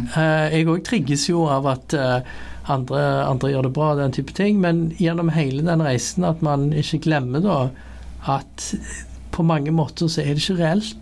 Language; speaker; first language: Norwegian; early bilingual, other home language; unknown